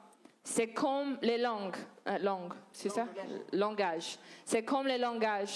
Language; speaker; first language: French; non-native, learner; English